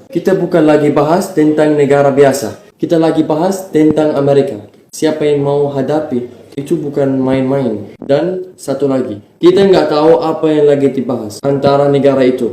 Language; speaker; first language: Indonesian; non-native, fluent; Arabic